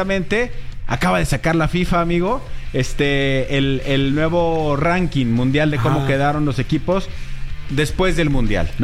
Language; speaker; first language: Spanish; native; Spanish